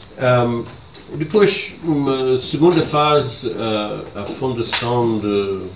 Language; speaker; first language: Portuguese; non-native, learner; English